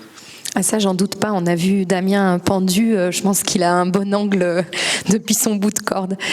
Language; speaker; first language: French; native; French